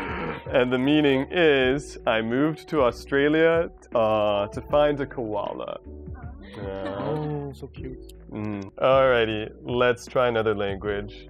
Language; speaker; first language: English; native; English